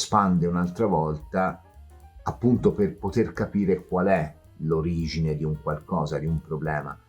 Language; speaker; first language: Italian; native; Italian